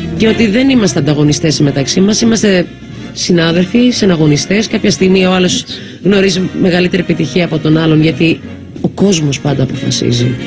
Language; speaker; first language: Greek; early bilingual, heritage; Greek